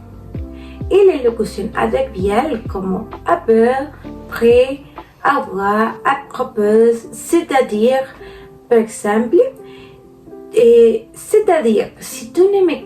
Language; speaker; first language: French; non-native, learner; Spanish